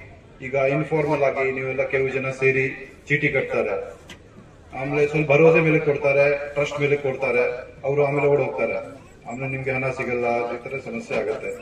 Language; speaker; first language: Kannada; non-native, fluent; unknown